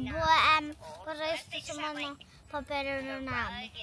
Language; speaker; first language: Lithuanian; early bilingual, heritage; Lithuanian